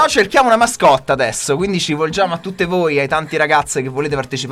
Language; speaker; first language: Italian; native; Italian